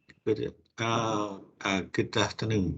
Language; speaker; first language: English; non-native, fluent; Japanese